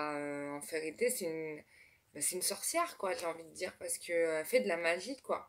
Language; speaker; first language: French; native; French